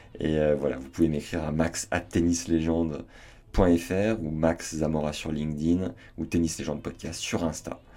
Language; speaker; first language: French; native; French